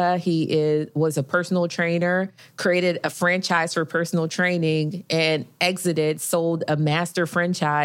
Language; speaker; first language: English; native; English